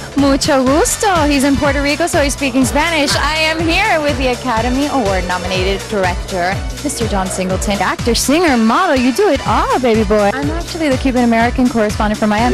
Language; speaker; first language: English; early bilingual, other home language; Spanish